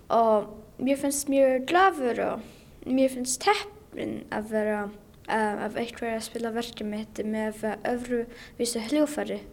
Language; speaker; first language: Icelandic; non-native, learner; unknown